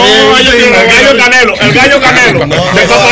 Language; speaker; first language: Spanish; native; Spanish